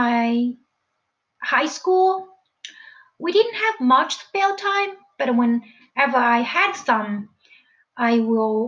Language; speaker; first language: English; non-native, fluent; Chinese